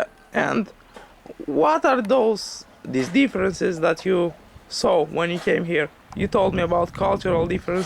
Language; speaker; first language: English; non-native, fluent; Romanian